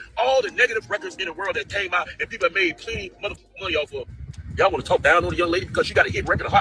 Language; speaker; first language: English; native; English